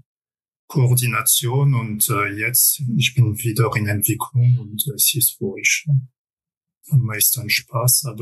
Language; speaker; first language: German; non-native, fluent; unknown